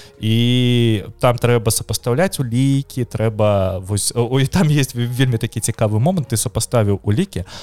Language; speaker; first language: Belarusian; non-native, local second language; Russian